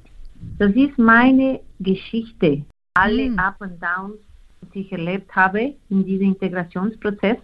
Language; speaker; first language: German; non-native, fluent; Spanish